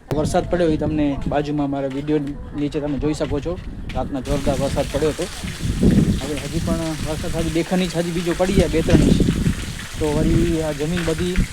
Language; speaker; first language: Gujarati; non-native, local second language; Kachhi